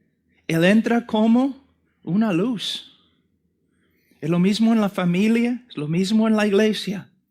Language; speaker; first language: Spanish; non-native, fluent; English